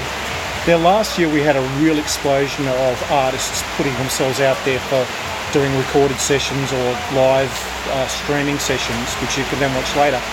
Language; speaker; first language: English; native; English